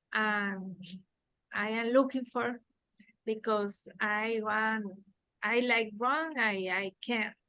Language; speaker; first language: English; non-native, learner; Spanish